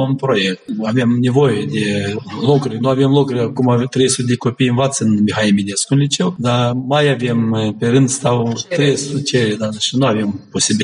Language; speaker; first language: Romanian; non-native, local second language; Gagauz